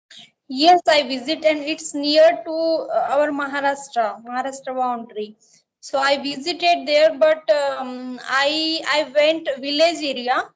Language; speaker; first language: English; non-native, learner; Marathi